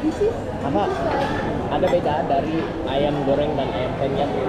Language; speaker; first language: Indonesian; non-native, learner; English